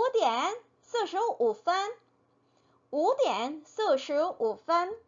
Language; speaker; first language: Chinese; non-native, fluent; Korean